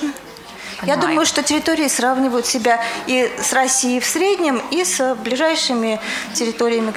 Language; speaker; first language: Russian; native; Russian